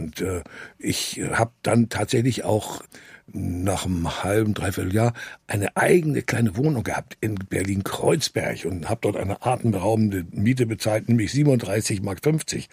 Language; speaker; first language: German; native; German